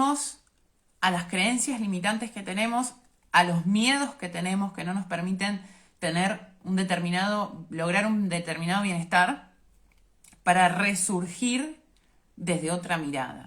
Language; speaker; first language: Spanish; native; Spanish